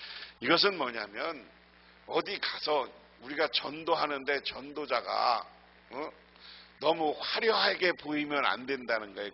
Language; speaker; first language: Korean; native; Korean